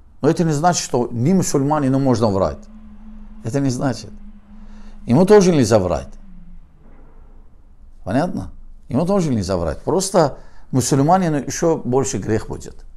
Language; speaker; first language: Russian; non-native, learner; Azerbaijani